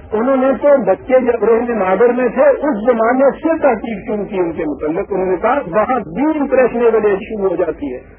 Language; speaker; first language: Urdu; non-native, local second language; Punjabi